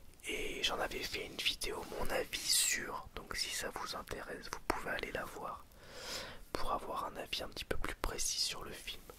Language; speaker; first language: French; native; French